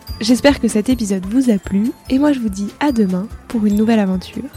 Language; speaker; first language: French; native; French